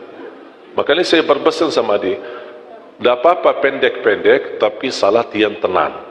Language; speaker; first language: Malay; non-native, fluent; Arabic